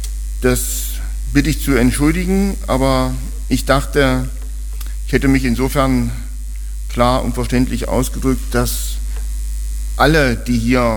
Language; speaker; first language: German; native; German